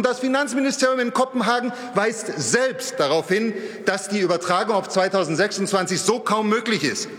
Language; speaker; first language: German; native; German